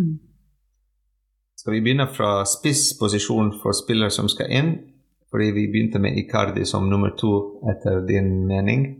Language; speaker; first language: Norwegian; non-native, fluent; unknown